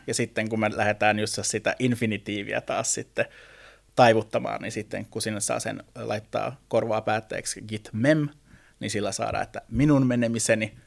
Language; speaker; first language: Finnish; native; Finnish